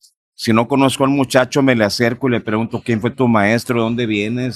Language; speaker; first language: Spanish; native; Spanish